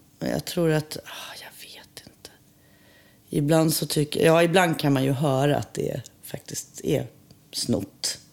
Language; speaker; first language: Swedish; native; Swedish